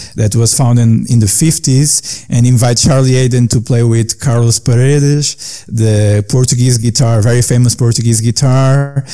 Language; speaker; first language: English; non-native, learner; Portuguese